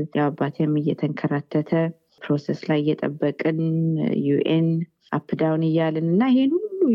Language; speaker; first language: Amharic; early bilingual, heritage; Amharic